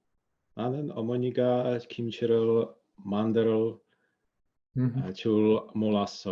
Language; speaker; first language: Korean; non-native, learner; English